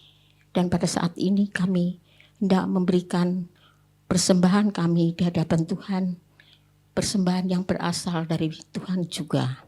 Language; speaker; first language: Indonesian; native; Indonesian